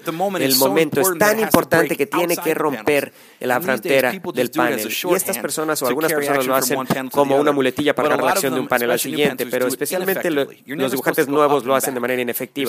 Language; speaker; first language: Spanish; native; Spanish